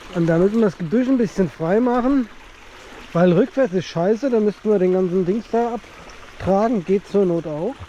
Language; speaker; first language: German; native; German